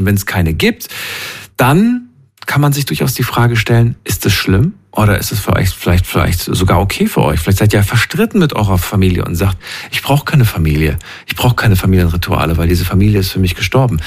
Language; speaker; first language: German; native; German